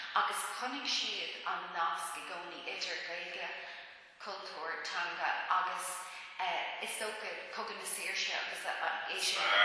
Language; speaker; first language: Irish; non-native, local second language; English